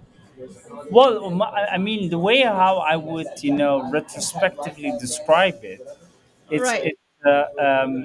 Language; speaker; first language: English; early bilingual, heritage; Dutch